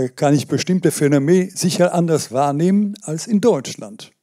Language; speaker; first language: German; non-native, fluent; French